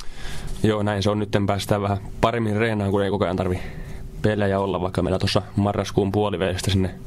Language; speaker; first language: Finnish; native; Finnish